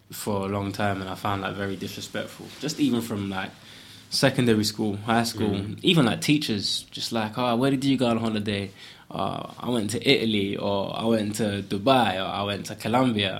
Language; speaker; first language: English; native; English